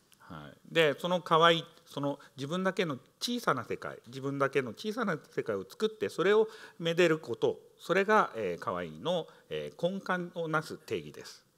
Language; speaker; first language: Japanese; native; Japanese